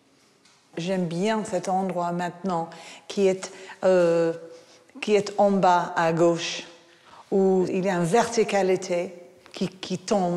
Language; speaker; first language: French; non-native, fluent; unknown